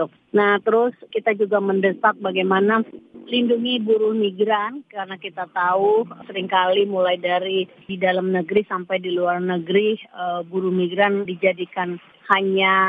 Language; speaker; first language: Indonesian; native; Indonesian